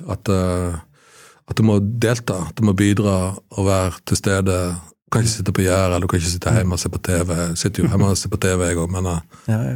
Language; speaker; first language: Norwegian; native; Norwegian